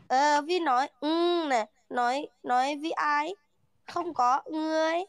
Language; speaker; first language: Vietnamese; non-native, learner; Indonesian